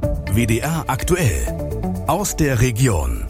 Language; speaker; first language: German; native; German